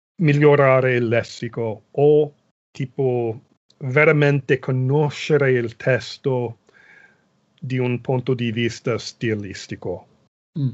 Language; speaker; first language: Italian; non-native, fluent; English